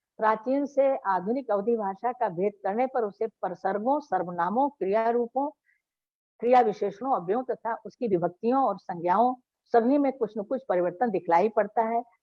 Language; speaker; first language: Hindi; native; Hindi